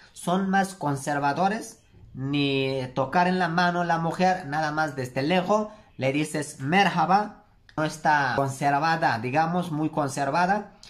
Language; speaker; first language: Spanish; non-native, learner; Turkish